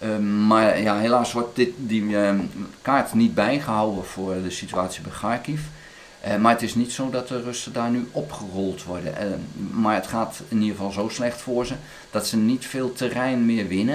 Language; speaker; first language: Dutch; native; Dutch